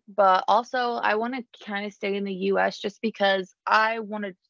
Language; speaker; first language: English; native; English